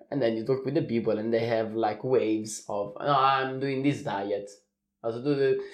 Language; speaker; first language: English; non-native, fluent; Italian